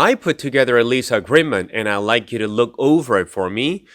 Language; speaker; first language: English; non-native, fluent; Korean